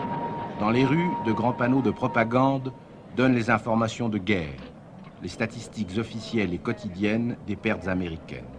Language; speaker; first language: French; native; French